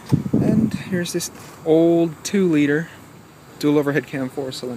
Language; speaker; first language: English; native; English